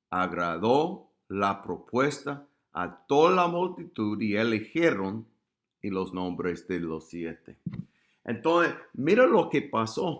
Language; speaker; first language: Spanish; non-native, fluent; English